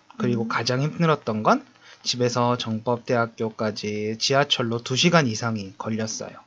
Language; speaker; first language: Korean; native; Korean